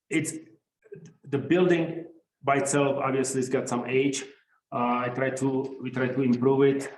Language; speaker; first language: English; non-native, fluent; Czech